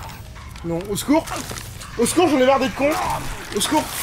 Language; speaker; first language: French; native; French